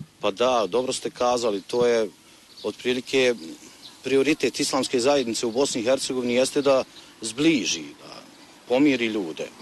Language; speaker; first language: Bosnian; native; Bosnian